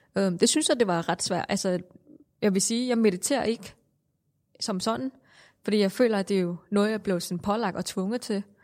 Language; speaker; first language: Danish; non-native, fluent; Thai